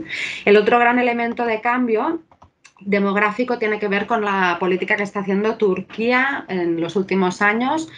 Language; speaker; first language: Spanish; native; Spanish